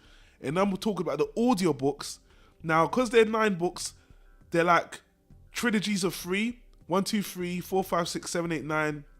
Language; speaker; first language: English; native; English